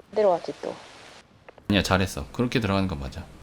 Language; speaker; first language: Korean; native; Korean